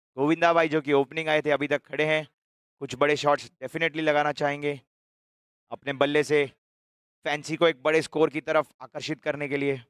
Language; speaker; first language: Hindi; non-native, local second language; Gujarati